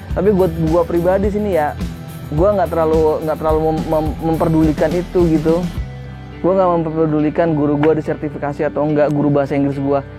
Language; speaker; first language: Indonesian; native; Indonesian